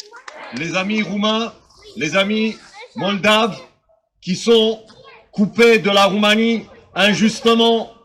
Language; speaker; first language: French; non-native, fluent; Romanian